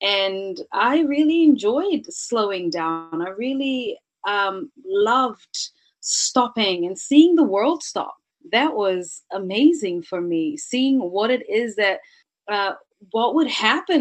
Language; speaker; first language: English; native; English